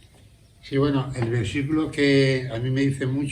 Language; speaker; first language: Spanish; native; Spanish